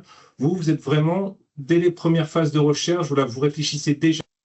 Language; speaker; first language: French; native; French